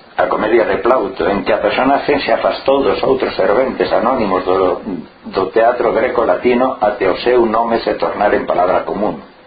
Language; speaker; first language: Galician; non-native, local second language; Spanish